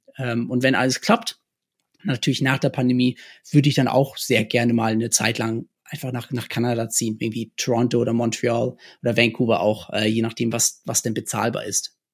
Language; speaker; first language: German; early bilingual, other home language; English